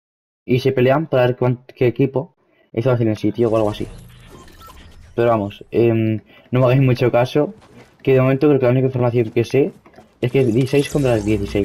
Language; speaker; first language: Spanish; native; Spanish